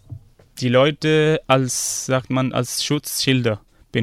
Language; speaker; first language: German; non-native, fluent; Arabic